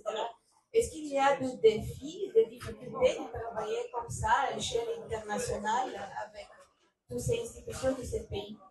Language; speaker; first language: French; non-native, learner; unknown